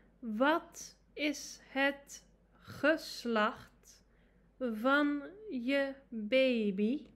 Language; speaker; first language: Dutch; non-native, fluent; Arabic